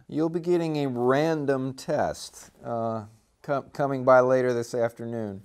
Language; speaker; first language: English; native; English